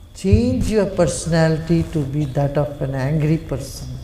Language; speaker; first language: English; non-native, local second language; Telugu